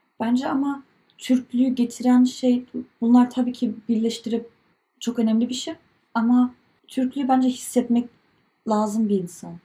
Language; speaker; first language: Turkish; early bilingual, heritage; Turkish